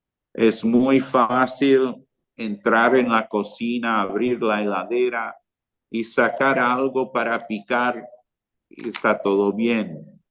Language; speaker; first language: Spanish; non-native, fluent; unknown